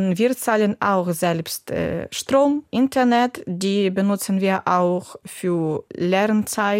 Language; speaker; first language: German; non-native, learner; Ukrainian